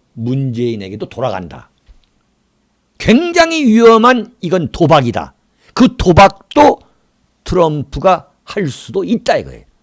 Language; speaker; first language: Korean; native; Korean